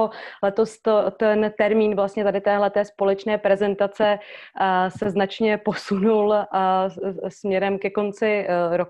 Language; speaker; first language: Czech; native; Czech